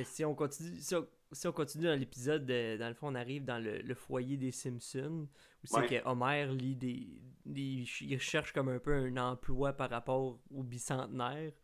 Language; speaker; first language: French; native; French